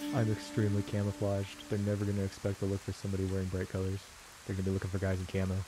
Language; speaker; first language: English; native; English